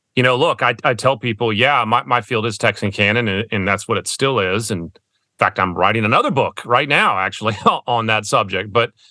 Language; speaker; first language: English; early bilingual, other home language; German